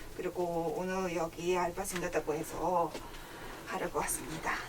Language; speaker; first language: Korean; non-native, fluent; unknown